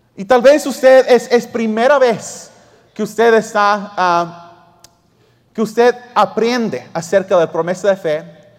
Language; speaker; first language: Spanish; early bilingual, heritage; Spanish